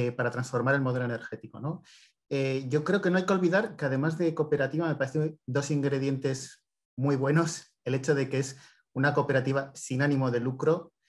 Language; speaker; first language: Spanish; native; Spanish